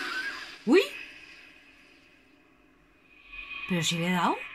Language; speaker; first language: Spanish; native; Spanish